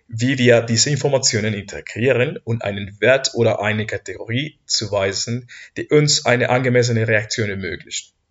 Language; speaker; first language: German; non-native, fluent; Spanish